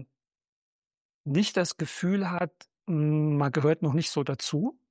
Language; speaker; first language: German; native; German